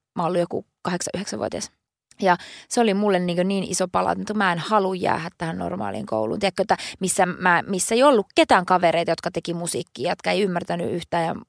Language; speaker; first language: Finnish; native; Finnish